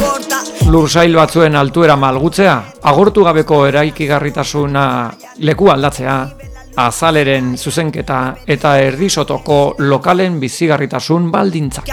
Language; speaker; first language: Basque; native; Basque